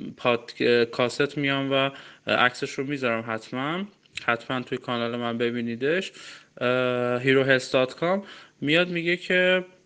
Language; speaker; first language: Persian; non-native, local second language; Armenian